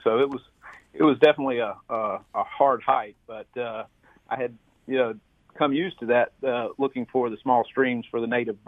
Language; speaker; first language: English; native; English